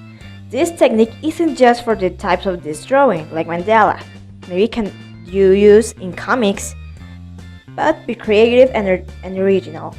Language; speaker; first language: English; non-native, learner; Spanish